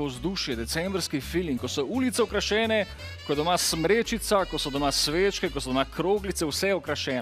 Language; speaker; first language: Slovenian; native; Slovenian